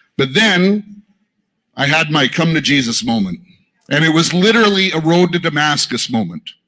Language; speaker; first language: English; native; English